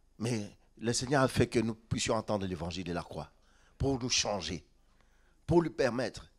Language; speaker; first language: French; non-native, local second language; Lingala